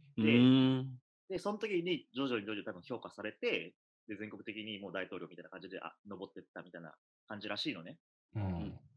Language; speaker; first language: Japanese; early bilingual, other home language; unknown